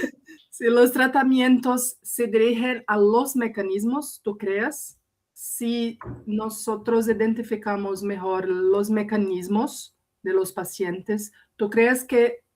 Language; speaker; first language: Spanish; non-native, learner; Portuguese